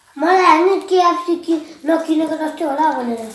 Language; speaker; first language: Nepali; early bilingual, heritage; Nepali